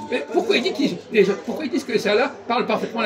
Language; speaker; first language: French; native; French